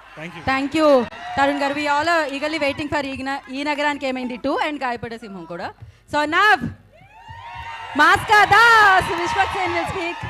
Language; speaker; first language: Telugu; native; Telugu